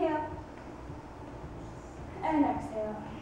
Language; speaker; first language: English; native; English